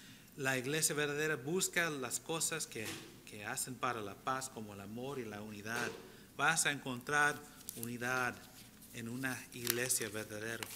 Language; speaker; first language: Spanish; early bilingual, heritage; English